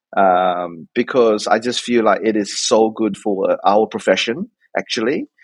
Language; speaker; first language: English; native; English